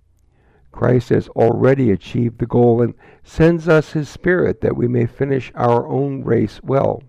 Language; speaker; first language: English; native; English